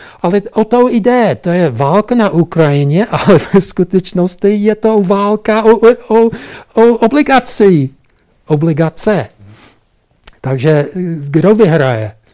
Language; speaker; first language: Czech; non-native, fluent; English